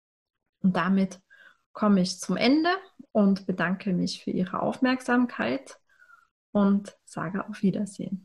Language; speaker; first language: German; native; German